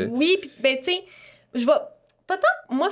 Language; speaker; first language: French; native; French